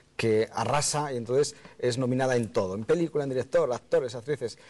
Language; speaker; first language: Spanish; native; Spanish